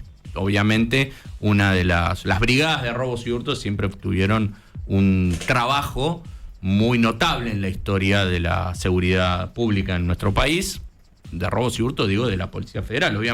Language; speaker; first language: Spanish; native; Spanish